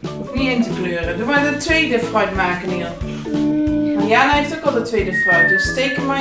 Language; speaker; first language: Dutch; native; Dutch